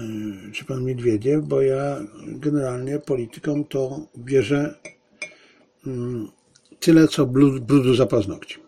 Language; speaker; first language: Polish; native; Polish